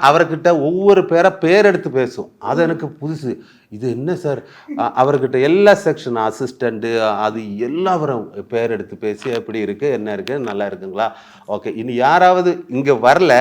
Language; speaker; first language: Tamil; non-native, learner; Malayalam